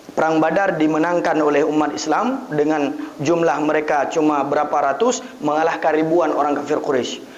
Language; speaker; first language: Malay; non-native, local second language; Achinese